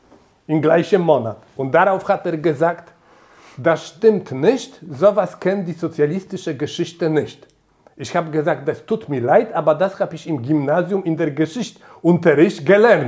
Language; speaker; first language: German; non-native, fluent; Polish